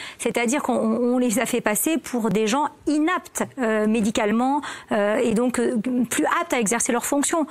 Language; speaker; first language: French; native; French